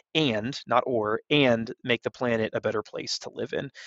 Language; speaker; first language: English; native; English